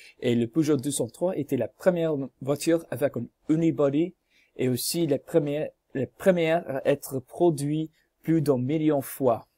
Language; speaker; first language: French; non-native, learner; English